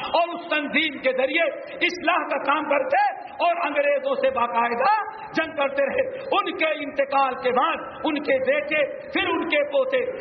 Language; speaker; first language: Urdu; native; Urdu